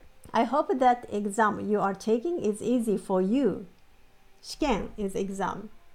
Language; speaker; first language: English; non-native, fluent; Japanese